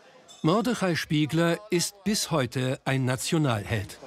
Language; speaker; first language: German; native; German